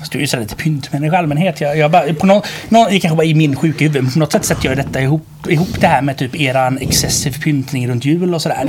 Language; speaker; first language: Swedish; native; Swedish